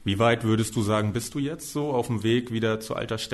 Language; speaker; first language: German; native; German